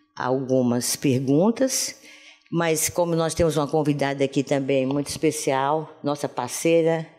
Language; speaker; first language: Portuguese; native; Portuguese